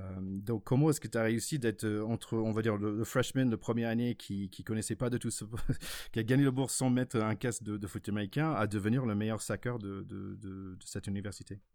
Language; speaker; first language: French; non-native, fluent; English